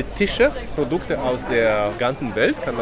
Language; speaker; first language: German; non-native, fluent; Polish